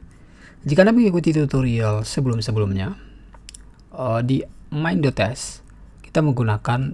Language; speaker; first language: Indonesian; native; Indonesian